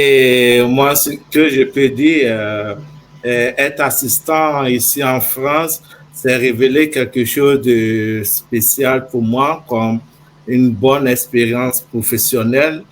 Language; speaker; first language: French; non-native, fluent; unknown